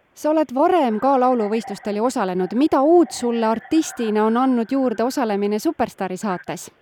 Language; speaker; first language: Estonian; native; Estonian